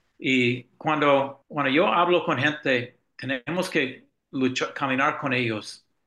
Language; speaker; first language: Spanish; non-native, fluent; English